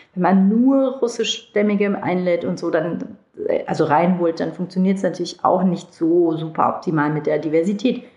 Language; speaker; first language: German; early bilingual, other home language; Turkish